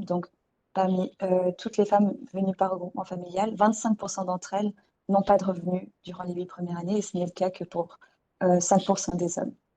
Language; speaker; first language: French; native; French